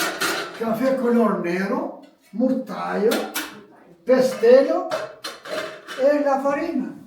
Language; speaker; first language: Italian; non-native, learner; Albanian